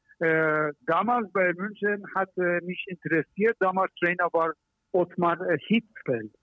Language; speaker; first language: German; non-native, learner; Persian